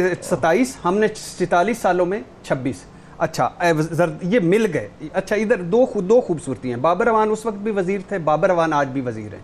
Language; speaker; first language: Urdu; native; Urdu